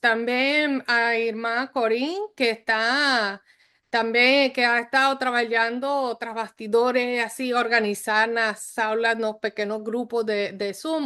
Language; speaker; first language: Spanish; non-native, fluent; English